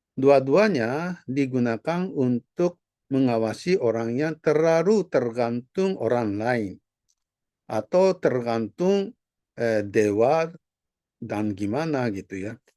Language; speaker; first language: Indonesian; non-native, fluent; Japanese